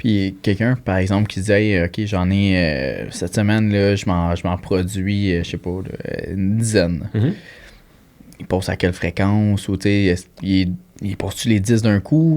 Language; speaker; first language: French; native; French